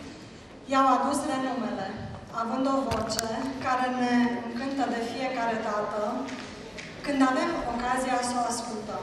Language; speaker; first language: Romanian; native; Romanian